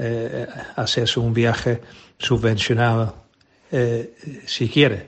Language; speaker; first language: Spanish; non-native, fluent; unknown